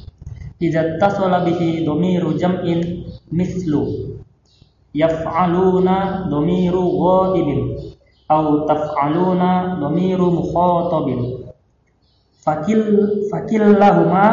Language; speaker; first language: Arabic; non-native, learner; Indonesian